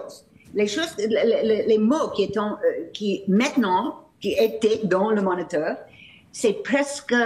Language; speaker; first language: French; non-native, fluent; English